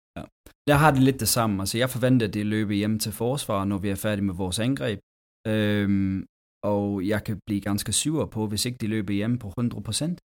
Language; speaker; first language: Danish; non-native, fluent; English